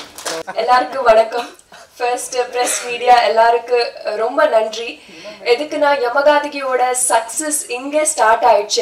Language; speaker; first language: Tamil; non-native, fluent; Telugu